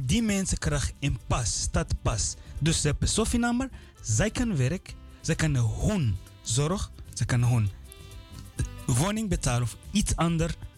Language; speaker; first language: Dutch; non-native, learner; Swahili